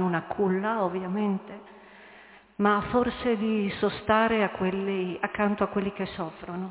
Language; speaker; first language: Italian; native; Italian